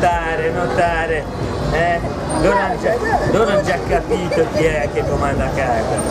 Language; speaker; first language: Italian; native; Italian